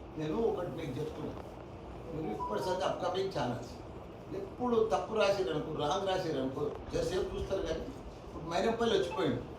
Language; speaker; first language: Telugu; native; Telugu